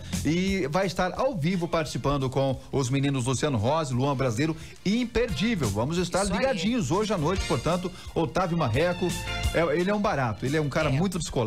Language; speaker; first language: Portuguese; native; Portuguese